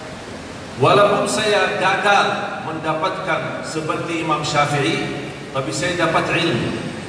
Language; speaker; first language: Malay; non-native, fluent; Arabic